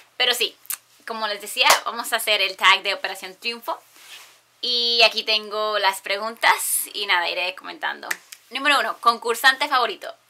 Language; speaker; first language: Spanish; early bilingual, heritage; Spanish